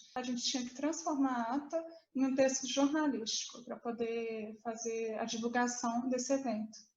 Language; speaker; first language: Portuguese; native; Portuguese